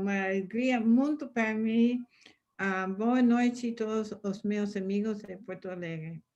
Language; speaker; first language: Portuguese; non-native, fluent; English